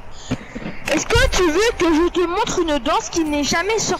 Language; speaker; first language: French; native; French